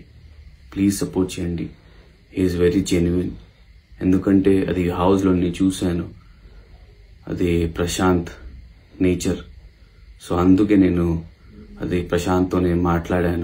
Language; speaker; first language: Telugu; non-native, local second language; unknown